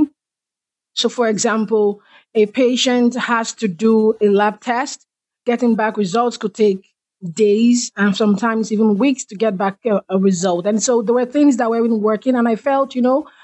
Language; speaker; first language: English; non-native, local second language; Igbo